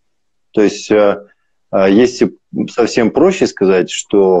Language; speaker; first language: Russian; native; Russian